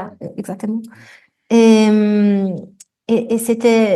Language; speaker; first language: French; non-native, fluent; Italian